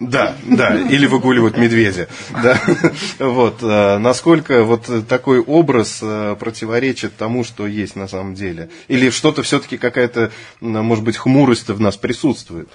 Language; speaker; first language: Russian; native; Russian